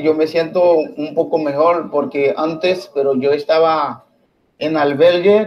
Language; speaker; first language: Spanish; non-native, learner; Haitian Creole